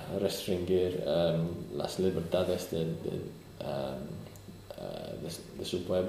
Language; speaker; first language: Spanish; non-native, learner; English